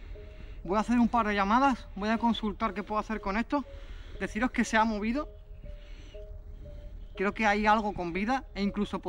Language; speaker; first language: Spanish; native; Spanish